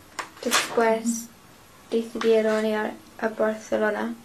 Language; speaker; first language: Spanish; non-native, learner; English